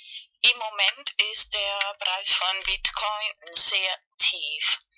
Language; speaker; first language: German; non-native, learner; Spanish